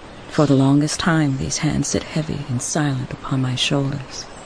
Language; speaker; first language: English; native; English